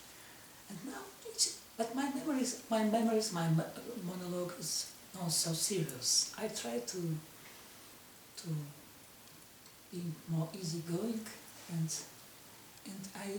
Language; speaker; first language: English; non-native, learner; Russian